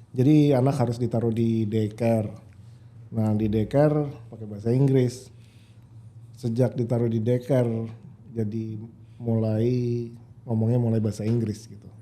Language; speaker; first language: Indonesian; native; Indonesian